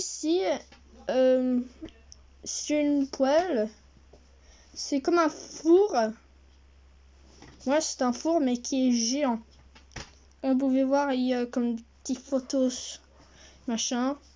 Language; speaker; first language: French; early bilingual, heritage; French